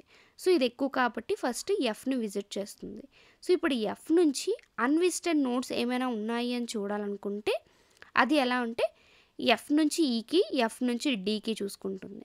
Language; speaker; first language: Telugu; native; Telugu